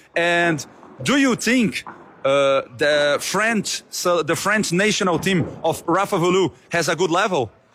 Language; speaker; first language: English; non-native, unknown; Portuguese